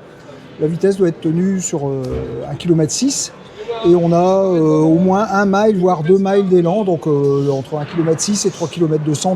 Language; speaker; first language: French; native; French